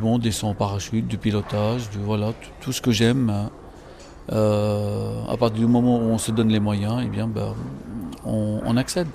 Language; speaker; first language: French; non-native, local second language; Arabic